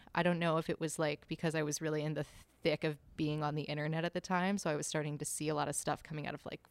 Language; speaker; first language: English; native; English